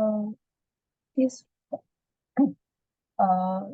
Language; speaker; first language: English; non-native, learner; Vietnamese